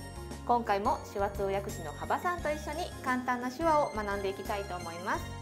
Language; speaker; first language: Japanese; native; Japanese